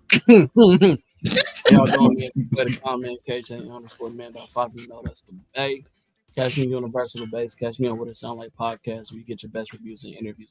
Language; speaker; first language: English; native; English